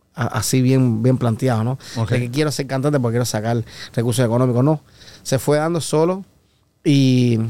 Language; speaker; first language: Spanish; native; Spanish